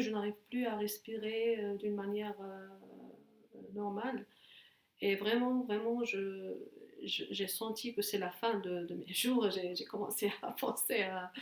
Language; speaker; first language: French; non-native, fluent; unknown